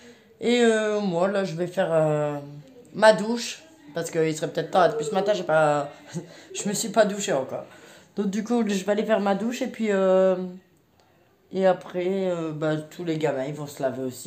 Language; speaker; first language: French; native; French